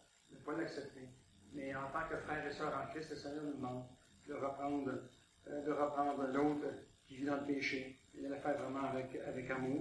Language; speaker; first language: French; native; French